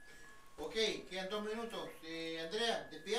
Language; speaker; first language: Spanish; native; Spanish